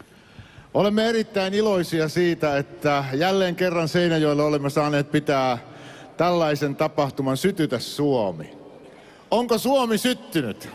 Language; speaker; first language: Finnish; native; Finnish